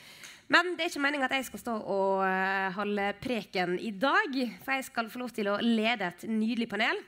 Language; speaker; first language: Norwegian; native; Norwegian